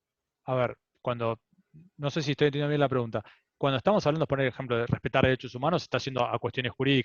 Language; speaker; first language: Spanish; native; Spanish